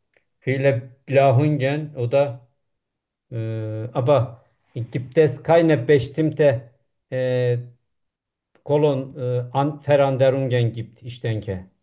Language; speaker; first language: German; non-native, learner; Turkish